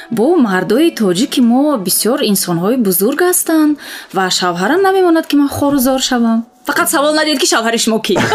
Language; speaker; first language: Tajik; non-native, local second language; Russian